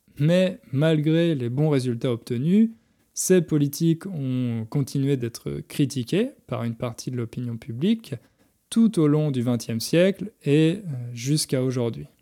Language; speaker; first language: French; native; French